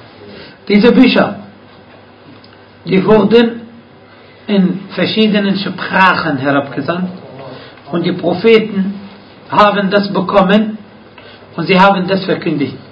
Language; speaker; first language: German; non-native, fluent; Arabic